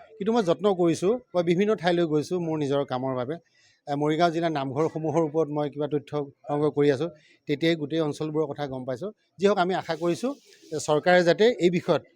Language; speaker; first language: Assamese; native; Assamese